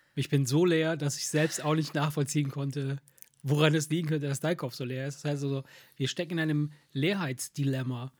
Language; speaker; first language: German; early bilingual, other home language; Italian